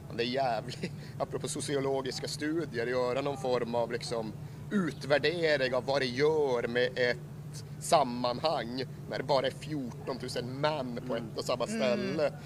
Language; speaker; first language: Swedish; native; Swedish